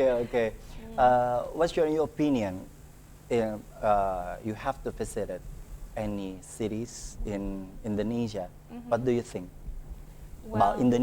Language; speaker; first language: English; non-native, learner; Indonesian